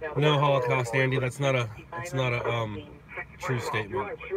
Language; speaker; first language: English; native; English